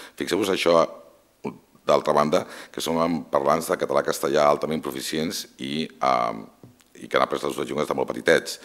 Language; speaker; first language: Catalan; non-native, local second language; Spanish